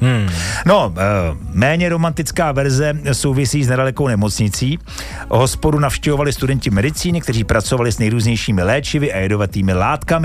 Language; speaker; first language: Czech; native; Czech